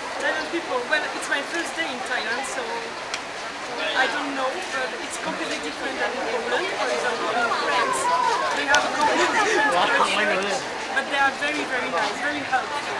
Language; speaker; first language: English; non-native, learner; Polish